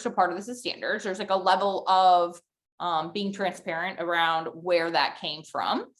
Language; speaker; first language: English; native; English